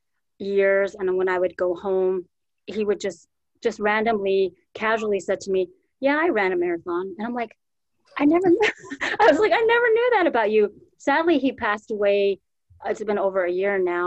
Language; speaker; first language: English; native; English